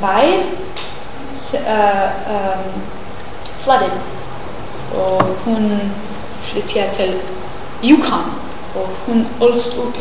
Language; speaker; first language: Icelandic; non-native, learner; English